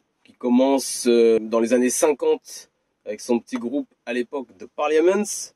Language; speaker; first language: French; native; French